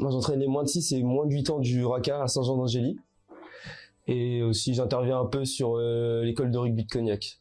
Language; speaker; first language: French; native; French